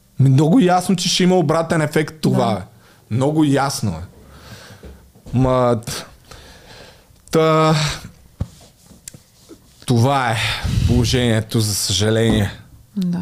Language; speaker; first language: Bulgarian; native; Bulgarian